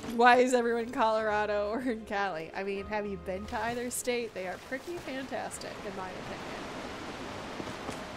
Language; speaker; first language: English; native; English